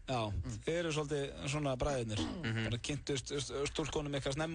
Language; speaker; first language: Icelandic; native; Icelandic